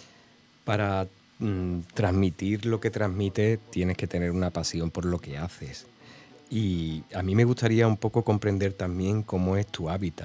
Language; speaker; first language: Spanish; native; Spanish